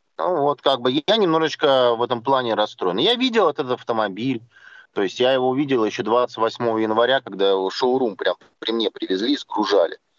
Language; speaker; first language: Russian; native; Russian